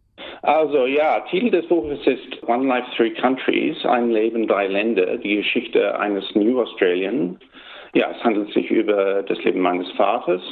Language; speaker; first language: German; early bilingual, heritage; German